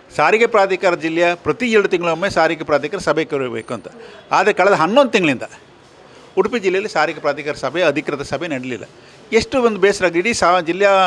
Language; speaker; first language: Kannada; native; Kannada